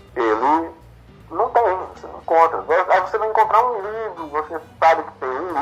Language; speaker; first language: Portuguese; native; Portuguese